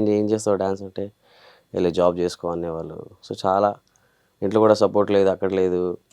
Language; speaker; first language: Telugu; native; Telugu